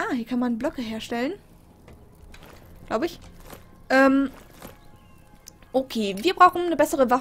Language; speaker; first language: German; native; German